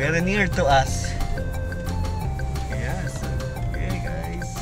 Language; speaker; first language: English; non-native, local second language; Filipino